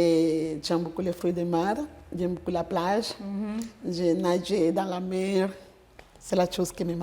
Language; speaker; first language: French; non-native, fluent; Spanish